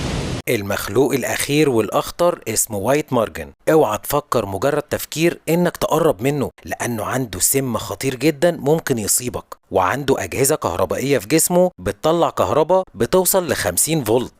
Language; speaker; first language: Arabic; native; Arabic